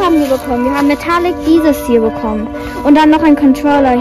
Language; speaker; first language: German; early bilingual, other home language; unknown